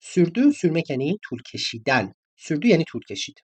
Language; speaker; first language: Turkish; non-native, fluent; Persian